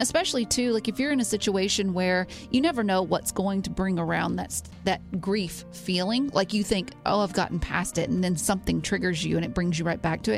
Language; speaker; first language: English; native; English